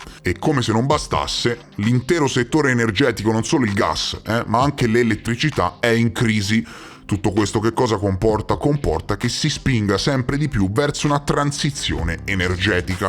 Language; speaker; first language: Italian; native; Italian